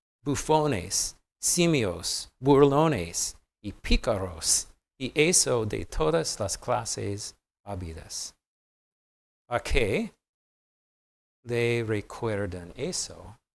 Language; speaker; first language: Spanish; non-native, fluent; English